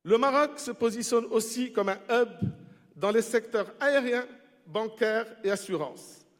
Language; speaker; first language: French; non-native, local second language; Arabic